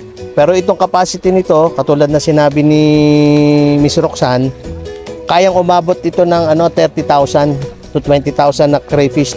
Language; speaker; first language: Filipino; native; Filipino